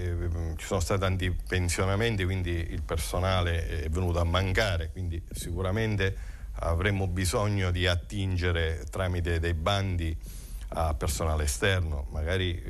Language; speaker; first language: Italian; native; Italian